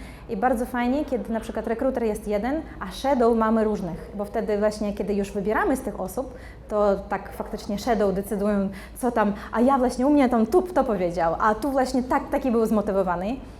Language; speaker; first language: Polish; non-native, fluent; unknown